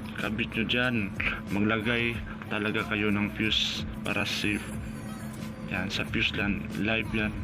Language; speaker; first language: Filipino; non-native, local second language; Cebuano